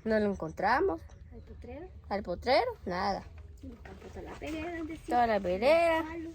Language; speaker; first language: Spanish; native; Spanish